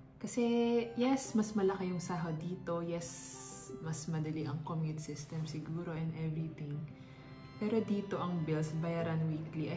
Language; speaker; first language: Filipino; native; Filipino